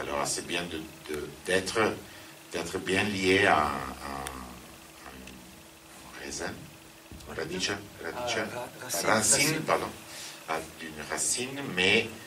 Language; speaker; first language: French; non-native, fluent; Italian